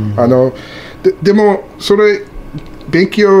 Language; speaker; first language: Japanese; non-native, learner; English